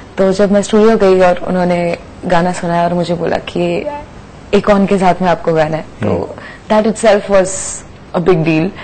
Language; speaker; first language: Hindi; non-native, local second language; Gujarati